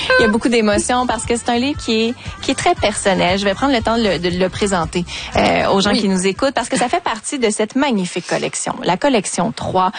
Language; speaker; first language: French; native; French